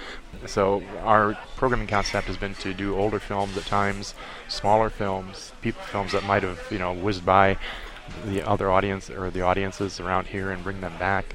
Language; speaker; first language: English; native; English